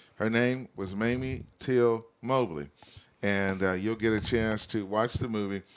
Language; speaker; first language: English; native; English